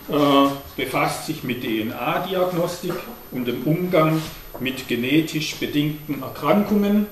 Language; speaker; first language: German; native; German